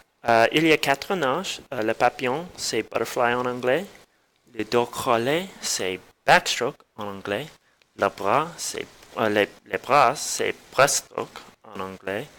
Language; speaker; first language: French; non-native, learner; English